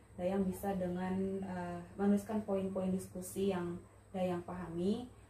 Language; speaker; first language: Indonesian; native; Indonesian